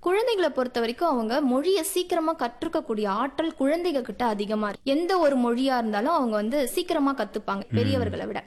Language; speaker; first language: Tamil; native; Tamil